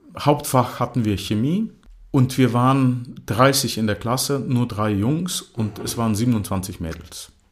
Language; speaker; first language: German; non-native, fluent; Croatian